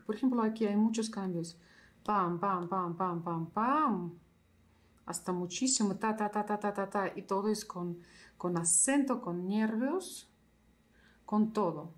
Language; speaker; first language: Spanish; non-native, fluent; Russian